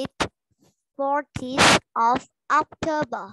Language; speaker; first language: English; non-native, learner; Vietnamese